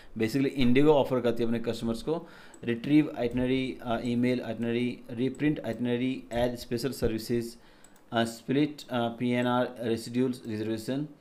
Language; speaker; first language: Hindi; native; Hindi